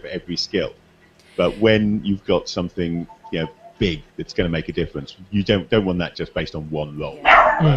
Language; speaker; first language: English; native; English